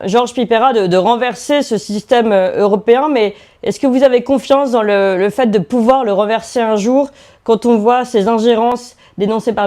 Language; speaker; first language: French; native; French